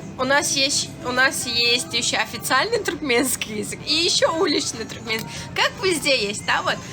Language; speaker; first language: Russian; non-native, local second language; Turkmen